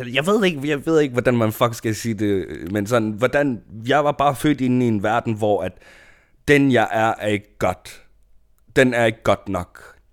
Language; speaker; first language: Danish; non-native, local second language; Kalaallisut